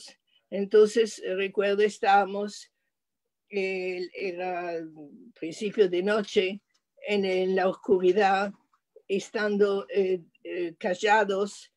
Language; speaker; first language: Spanish; non-native, fluent; French